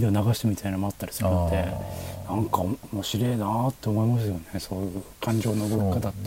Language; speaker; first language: Japanese; native; Japanese